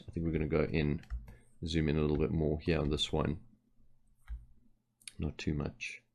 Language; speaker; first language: English; native; English